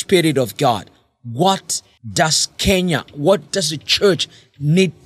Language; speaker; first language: English; non-native, local second language; Kikuyu